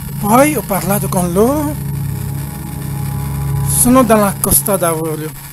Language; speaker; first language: Italian; non-native, learner; Dyula